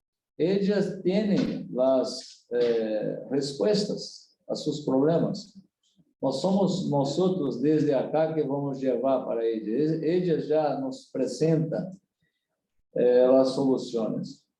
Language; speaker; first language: Spanish; non-native, learner; Portuguese